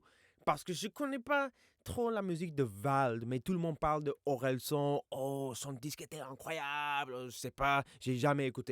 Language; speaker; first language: French; non-native, fluent; English